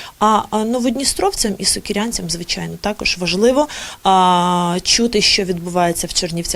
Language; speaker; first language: Ukrainian; native; Ukrainian